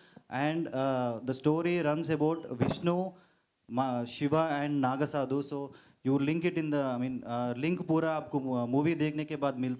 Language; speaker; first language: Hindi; non-native, local second language; Telugu